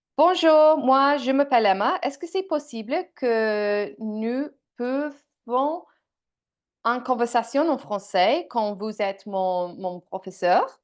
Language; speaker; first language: French; non-native, learner; English